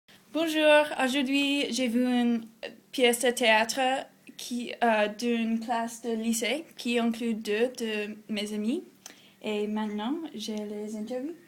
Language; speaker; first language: French; non-native, learner; English